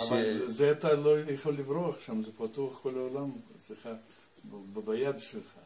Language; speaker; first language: Hebrew; non-native, fluent; Russian